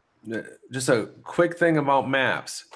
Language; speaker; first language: English; native; English